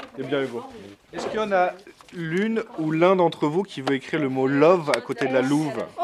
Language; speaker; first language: French; native; French